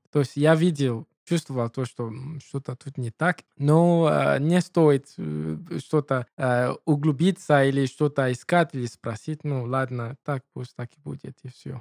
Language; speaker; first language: Russian; non-native, learner; English